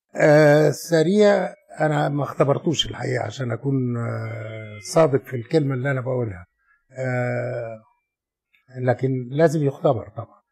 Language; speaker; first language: Arabic; native; Arabic